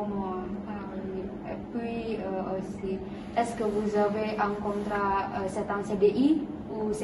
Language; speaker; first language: French; non-native, learner; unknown